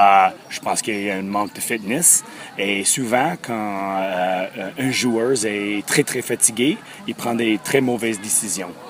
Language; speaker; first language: French; non-native, fluent; English